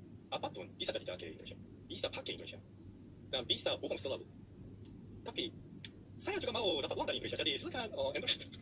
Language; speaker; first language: Indonesian; non-native, learner; Korean